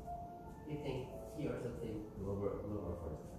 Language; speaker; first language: English; non-native, learner; Korean